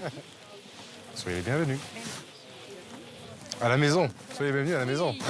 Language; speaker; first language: French; native; French